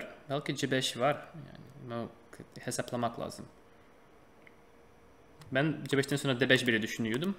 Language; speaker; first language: Turkish; non-native, fluent; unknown